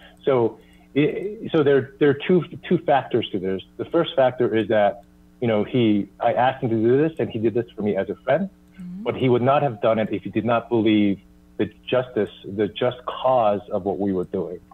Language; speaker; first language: English; early bilingual, other home language; Korean